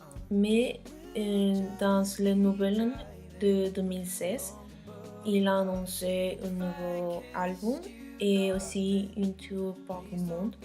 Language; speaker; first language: French; non-native, learner; Spanish